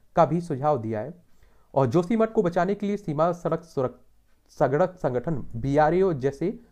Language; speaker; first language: Hindi; native; Hindi